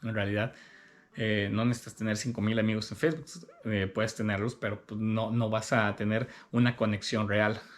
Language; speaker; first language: Spanish; native; Spanish